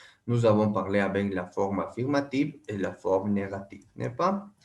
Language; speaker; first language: French; non-native, learner; Spanish